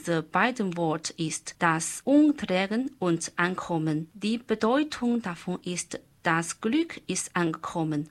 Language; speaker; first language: German; non-native, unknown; Chinese